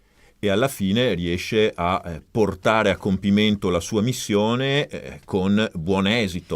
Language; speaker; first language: Italian; native; Italian